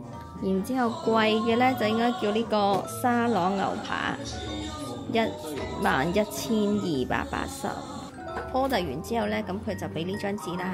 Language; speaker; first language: Cantonese; native; Cantonese